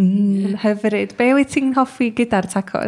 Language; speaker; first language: Welsh; native; Welsh